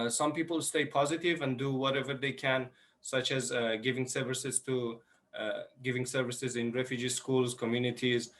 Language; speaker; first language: English; non-native, fluent; Persian